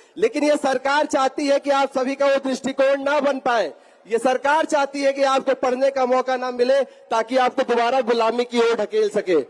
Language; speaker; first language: Hindi; native; Hindi